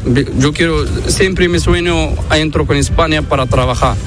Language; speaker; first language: Spanish; non-native, learner; Arabic